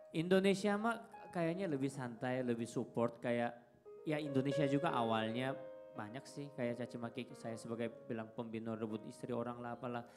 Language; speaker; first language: Indonesian; non-native, fluent; Korean